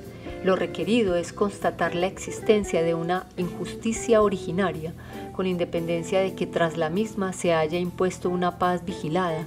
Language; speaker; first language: Spanish; native; Spanish